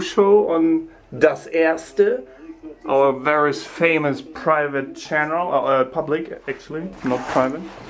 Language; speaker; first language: English; non-native, fluent; German